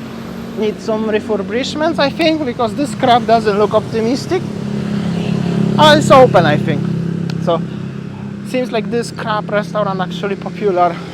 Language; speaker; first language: English; non-native, fluent; Polish